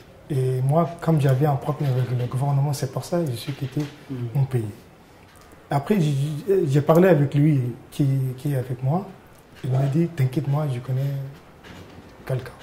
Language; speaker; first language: French; non-native, learner; Arabic